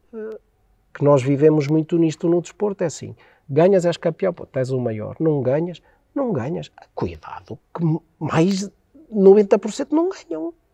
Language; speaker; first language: Portuguese; native; Portuguese